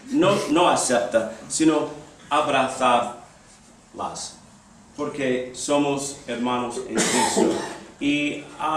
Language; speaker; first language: Spanish; non-native, fluent; English